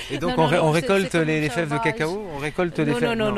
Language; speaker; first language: French; native; French